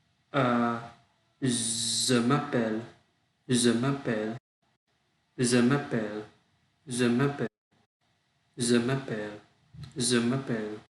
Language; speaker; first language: French; non-native, learner; Vietnamese